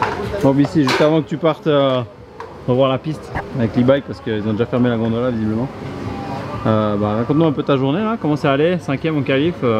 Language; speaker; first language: French; native; French